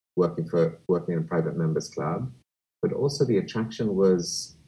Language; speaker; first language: English; native; English